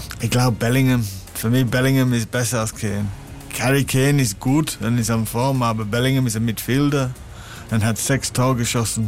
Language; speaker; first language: German; non-native, learner; English